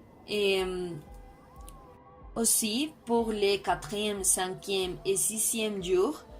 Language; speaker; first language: French; non-native, learner; Spanish